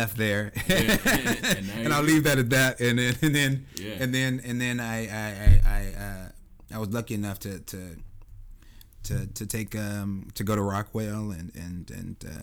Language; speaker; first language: English; native; English